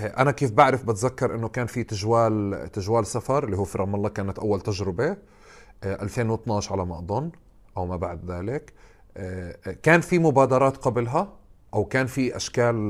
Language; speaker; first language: Arabic; native; Arabic